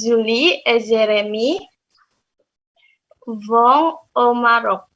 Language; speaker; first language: French; non-native, learner; Indonesian